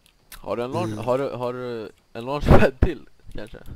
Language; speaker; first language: Swedish; native; Swedish